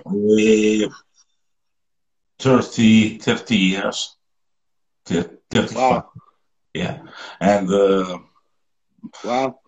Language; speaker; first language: English; non-native, learner; Italian